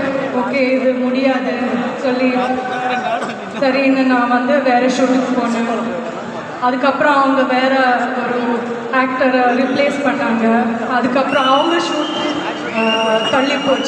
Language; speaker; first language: Tamil; non-native, local second language; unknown